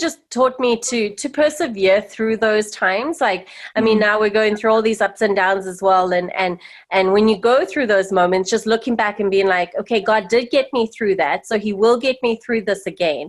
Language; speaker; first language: English; native; English